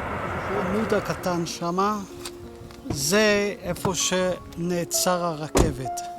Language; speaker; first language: Hebrew; non-native, fluent; Dutch